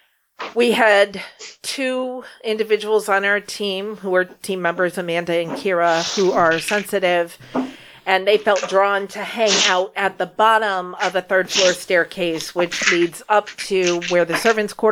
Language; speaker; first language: English; native; English